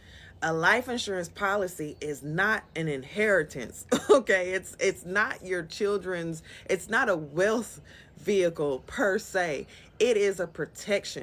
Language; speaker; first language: English; native; English